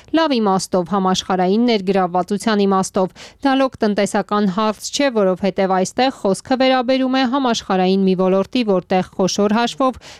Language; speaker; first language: Armenian; native; Armenian